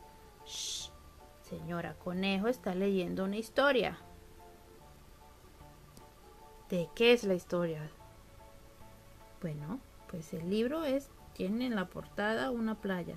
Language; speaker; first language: Spanish; early bilingual, heritage; Spanish